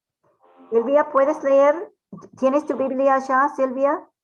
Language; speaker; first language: Spanish; non-native, fluent; English